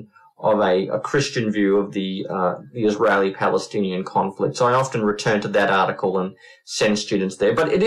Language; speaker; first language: English; native; English